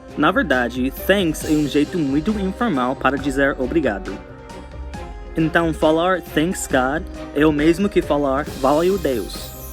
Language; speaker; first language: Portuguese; non-native, fluent; English